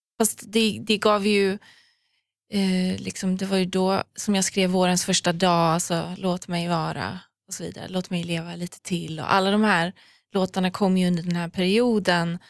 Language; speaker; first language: Swedish; early bilingual, other home language; Persian